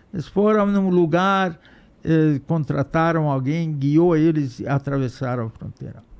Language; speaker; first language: Portuguese; non-native, fluent; Hungarian